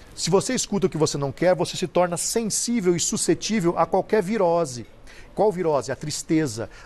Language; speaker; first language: Portuguese; native; Portuguese